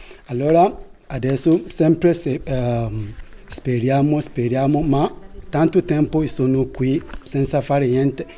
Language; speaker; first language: Italian; non-native, learner; Yoruba